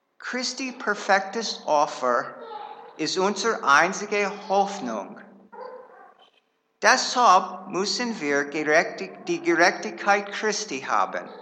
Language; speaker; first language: German; non-native, fluent; English